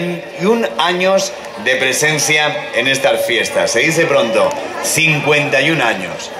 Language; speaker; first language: Spanish; native; Spanish